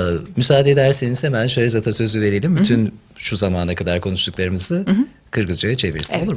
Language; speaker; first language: Turkish; native; Turkish